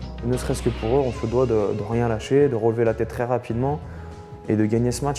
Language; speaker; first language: French; native; French